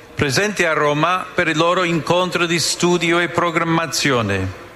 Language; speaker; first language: Italian; non-native, fluent; English